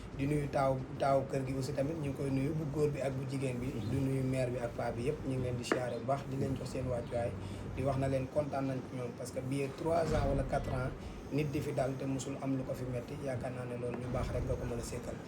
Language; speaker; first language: Wolof; native; Wolof